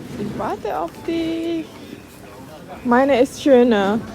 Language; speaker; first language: German; non-native, learner; Thai